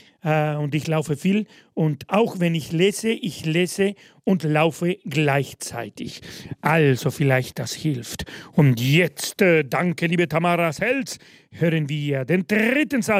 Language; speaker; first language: German; non-native, fluent; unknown